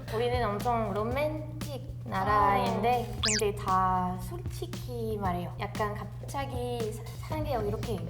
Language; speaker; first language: Korean; non-native, learner; French